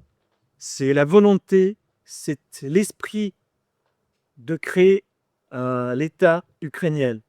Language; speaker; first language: French; non-native, fluent; Ukrainian